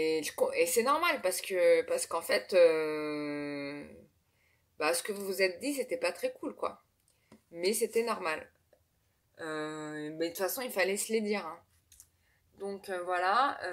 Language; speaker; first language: French; native; French